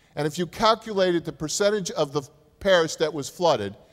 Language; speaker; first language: English; native; English